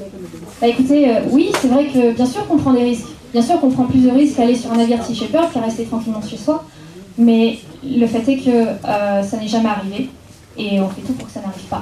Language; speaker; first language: French; native; French